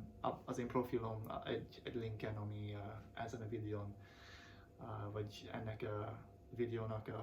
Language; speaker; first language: Hungarian; non-native, fluent; English